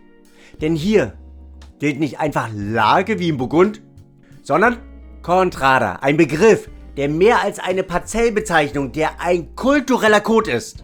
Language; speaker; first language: German; native; German